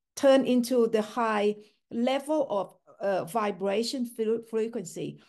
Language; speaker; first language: English; non-native, fluent; Thai